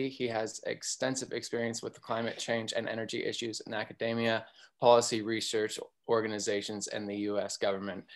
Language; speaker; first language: English; native; English